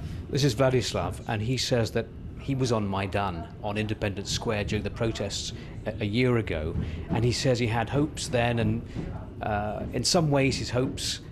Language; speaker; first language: English; native; English